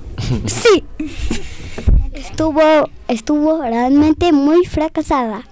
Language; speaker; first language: Spanish; early bilingual, other home language; French